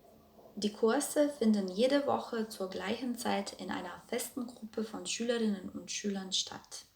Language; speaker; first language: German; non-native, fluent; Croatian